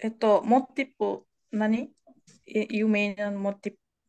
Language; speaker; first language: Japanese; non-native, learner; Indonesian